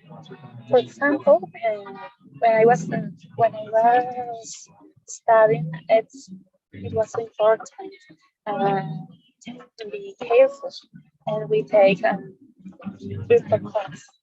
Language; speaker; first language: English; non-native, learner; Spanish